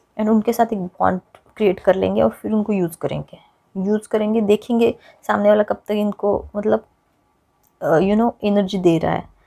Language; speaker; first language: Hindi; non-native, local second language; Marathi